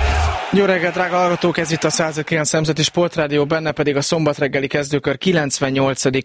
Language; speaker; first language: Hungarian; native; Hungarian